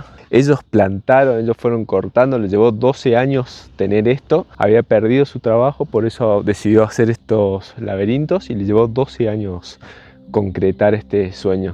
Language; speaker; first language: Spanish; native; Spanish